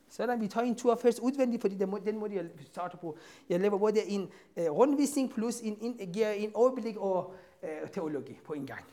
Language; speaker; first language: Danish; non-native, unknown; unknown